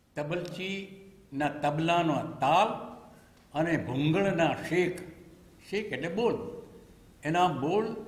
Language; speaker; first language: Gujarati; native; Gujarati